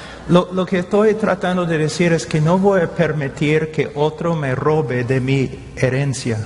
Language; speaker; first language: Spanish; non-native, fluent; English